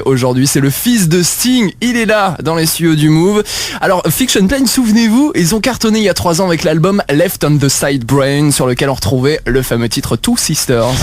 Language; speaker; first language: French; native; French